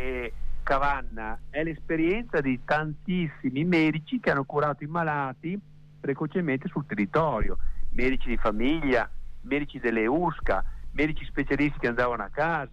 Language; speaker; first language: Italian; native; Italian